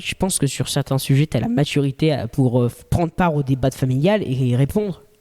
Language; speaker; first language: French; native; French